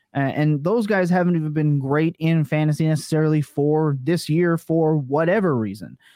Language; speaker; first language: English; native; English